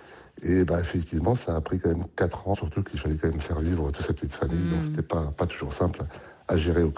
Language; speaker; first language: French; native; French